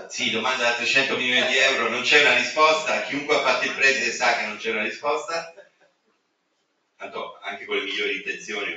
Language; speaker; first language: Italian; native; Italian